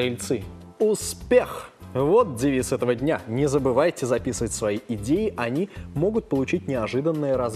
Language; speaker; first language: Russian; native; Russian